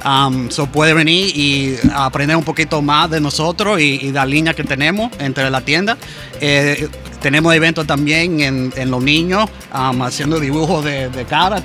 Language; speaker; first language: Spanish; early bilingual, heritage; English